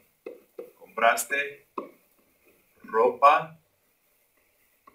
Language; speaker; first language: Spanish; non-native, fluent; English